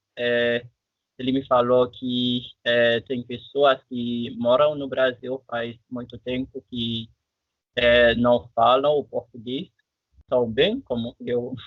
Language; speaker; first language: Portuguese; non-native, fluent; French